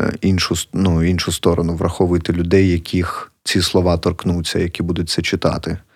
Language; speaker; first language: Ukrainian; native; Ukrainian